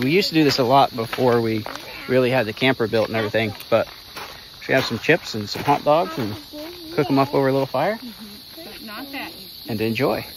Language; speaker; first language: English; native; English